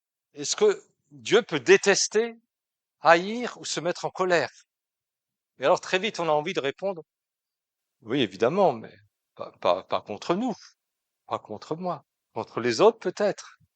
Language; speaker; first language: French; native; French